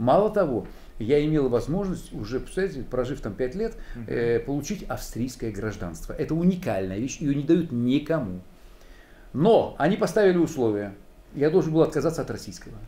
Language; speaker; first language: Russian; native; Russian